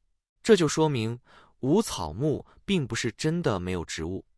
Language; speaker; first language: Chinese; native; Chinese